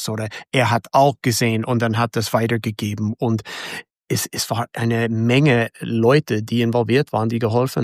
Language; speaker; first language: German; non-native, fluent; English